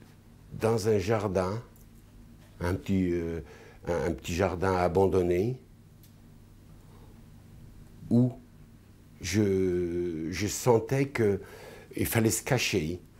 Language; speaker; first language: French; non-native, fluent; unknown